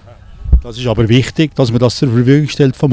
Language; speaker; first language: German; native; German